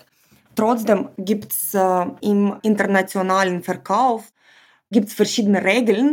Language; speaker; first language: German; non-native, fluent; Ukrainian